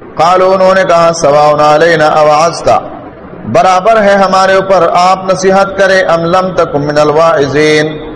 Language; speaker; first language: Urdu; non-native, local second language; Pashto